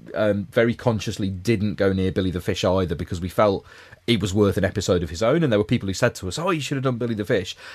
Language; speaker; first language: English; native; English